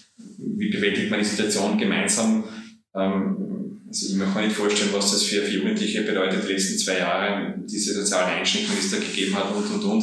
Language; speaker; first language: German; native; German